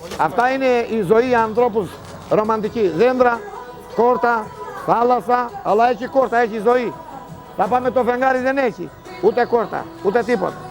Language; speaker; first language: Greek; non-native, learner; Italian